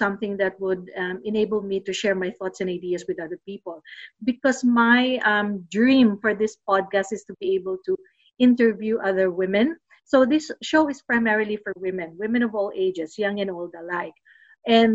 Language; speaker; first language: English; non-native, local second language; Filipino